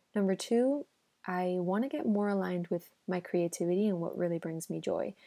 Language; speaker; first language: English; early bilingual, other home language; Spanish